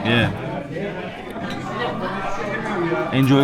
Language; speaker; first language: English; non-native, learner; Turkish